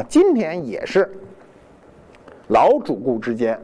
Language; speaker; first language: Chinese; native; Chinese